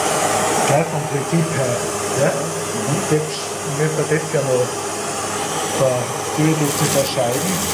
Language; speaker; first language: German; native; German